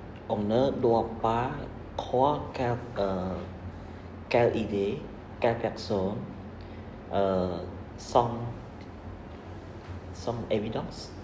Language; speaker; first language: French; non-native, learner; Khmer